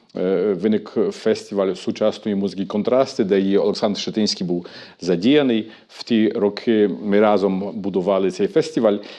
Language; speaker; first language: Ukrainian; early bilingual, heritage; Ukrainian